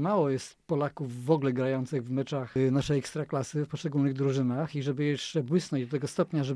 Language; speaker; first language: Polish; native; Polish